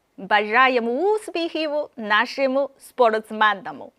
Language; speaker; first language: Ukrainian; non-native, fluent; Chinese